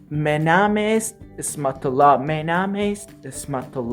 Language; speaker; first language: German; non-native, learner; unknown